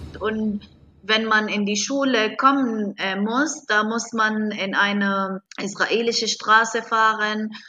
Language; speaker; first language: German; non-native, learner; Arabic